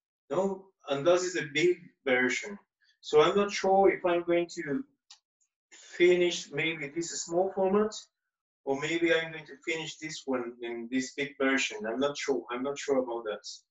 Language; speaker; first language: English; non-native, fluent; Spanish